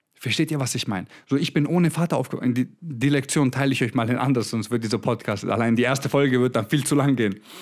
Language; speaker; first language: German; early bilingual, other home language; Croatian